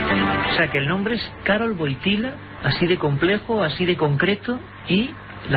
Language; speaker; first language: Spanish; native; Spanish